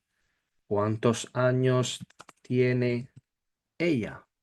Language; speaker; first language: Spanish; non-native, learner; English